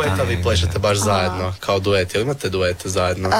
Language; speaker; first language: Serbian; native; Serbian